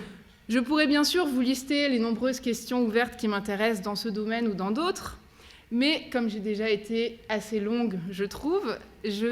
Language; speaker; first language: French; native; French